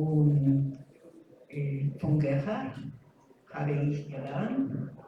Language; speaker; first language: German; non-native, learner; Spanish